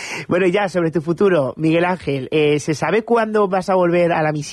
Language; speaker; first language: Spanish; native; Spanish